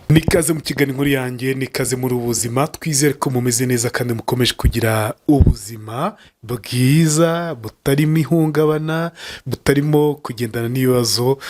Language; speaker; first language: Kinyarwanda; native; Kinyarwanda